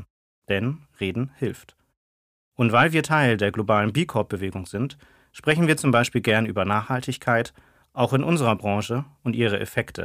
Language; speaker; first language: German; native; German